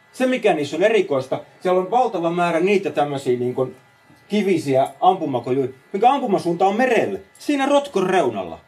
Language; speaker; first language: Finnish; native; Finnish